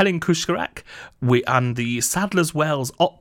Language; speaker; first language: English; native; English